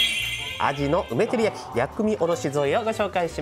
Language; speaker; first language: Japanese; native; Japanese